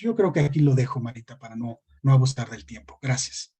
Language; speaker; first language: Spanish; native; Spanish